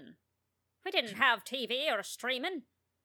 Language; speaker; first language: English; non-native, local second language; Filipino